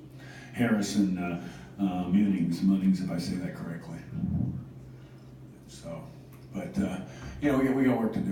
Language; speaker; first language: English; native; English